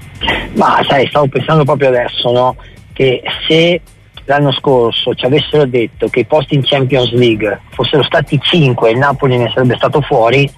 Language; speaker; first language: Italian; native; Italian